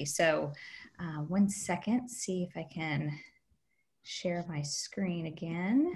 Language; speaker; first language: English; native; English